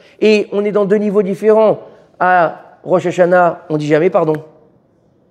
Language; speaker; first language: French; native; French